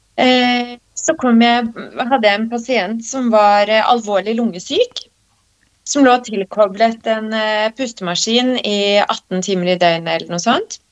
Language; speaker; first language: Norwegian; early bilingual, other home language; Polish